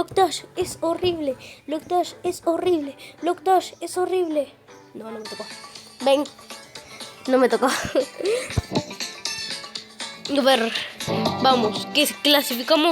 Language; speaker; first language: Spanish; native; Spanish